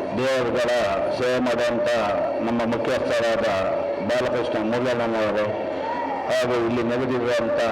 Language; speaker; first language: Kannada; non-native, local second language; Tulu